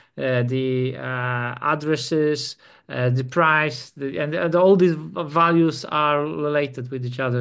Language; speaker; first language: English; non-native, fluent; Polish